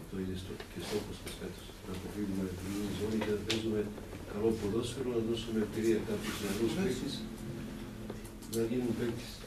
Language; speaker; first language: Greek; non-native, fluent; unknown